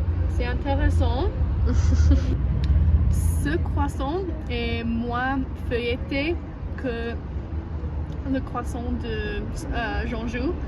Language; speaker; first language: French; non-native, learner; English